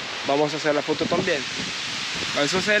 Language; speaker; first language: Spanish; non-native, learner; French